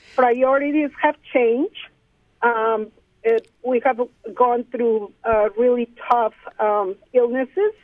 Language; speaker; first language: English; non-native, fluent; Spanish